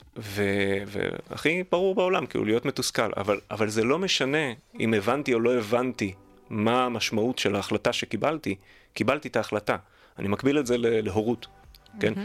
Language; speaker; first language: Hebrew; native; Hebrew